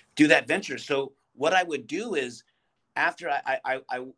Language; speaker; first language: English; native; English